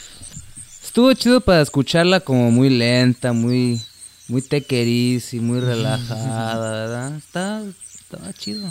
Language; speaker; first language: Spanish; early bilingual, heritage; Spanish